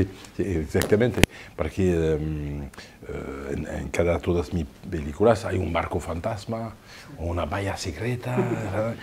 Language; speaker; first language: Spanish; non-native, fluent; French